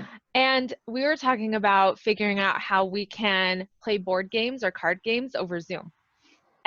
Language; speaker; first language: English; native; English